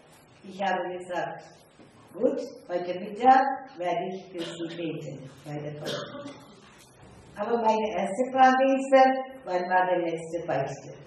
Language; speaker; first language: German; non-native, fluent; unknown